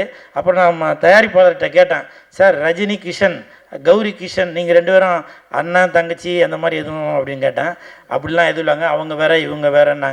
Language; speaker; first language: Tamil; native; Tamil